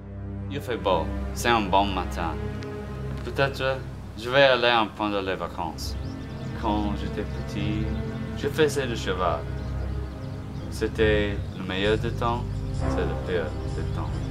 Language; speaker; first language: French; non-native, learner; English